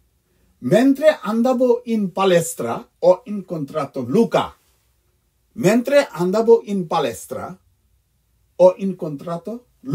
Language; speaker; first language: Italian; non-native, fluent; Bangla